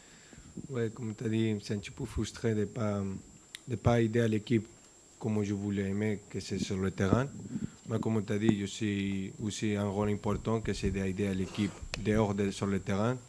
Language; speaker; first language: French; non-native, fluent; Spanish